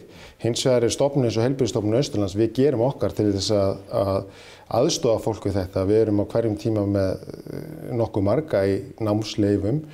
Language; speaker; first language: Icelandic; native; Icelandic